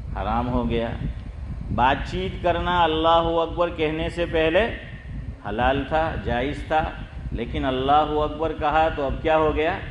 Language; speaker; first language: Urdu; non-native, local second language; Gujarati